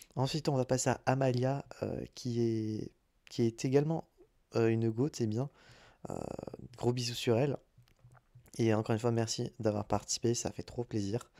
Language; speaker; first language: French; native; French